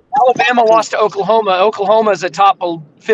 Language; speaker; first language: English; native; English